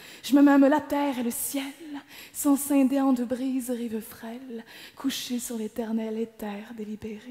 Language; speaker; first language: French; native; French